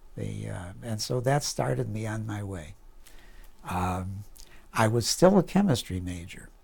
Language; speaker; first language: English; native; English